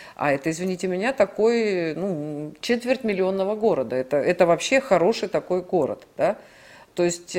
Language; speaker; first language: Russian; native; Russian